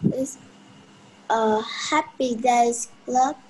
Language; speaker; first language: English; non-native, learner; Vietnamese